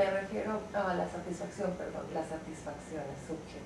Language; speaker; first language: Spanish; native; Spanish